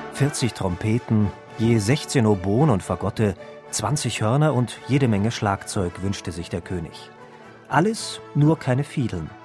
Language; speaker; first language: German; native; German